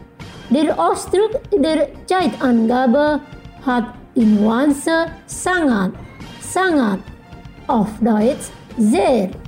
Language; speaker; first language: German; non-native, fluent; Indonesian